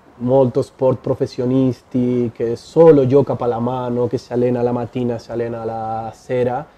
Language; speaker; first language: Italian; non-native, learner; Spanish